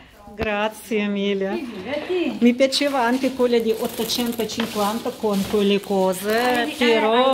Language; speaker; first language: Italian; non-native, learner; Russian